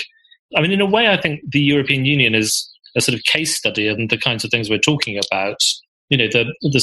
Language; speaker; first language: English; native; English